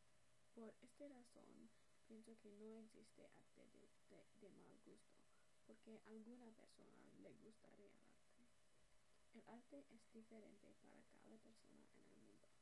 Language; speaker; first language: Spanish; non-native, learner; English